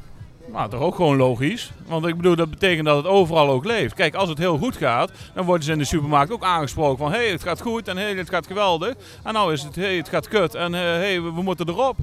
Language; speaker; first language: Dutch; native; Dutch